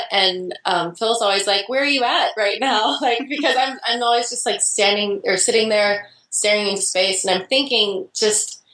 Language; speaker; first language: English; native; English